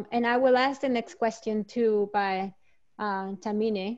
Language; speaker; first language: English; non-native, fluent; Spanish